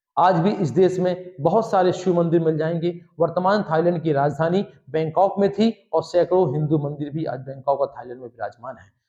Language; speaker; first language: Hindi; native; Hindi